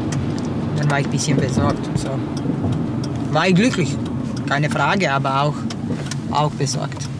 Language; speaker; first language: German; non-native, fluent; Croatian